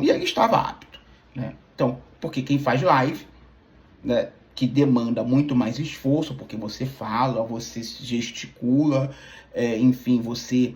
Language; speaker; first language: Portuguese; native; Portuguese